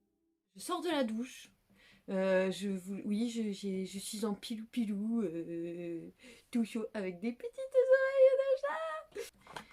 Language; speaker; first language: French; native; French